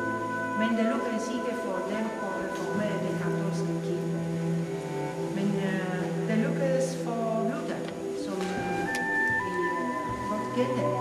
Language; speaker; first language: Danish; non-native, fluent; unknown